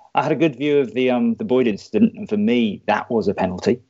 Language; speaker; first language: English; native; English